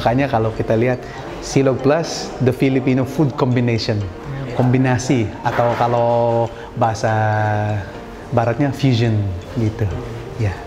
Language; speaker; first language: Indonesian; non-native, fluent; Filipino